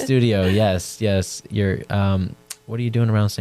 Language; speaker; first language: English; native; English